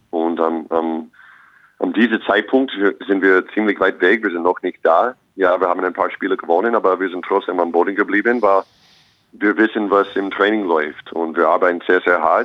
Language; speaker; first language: German; non-native, fluent; English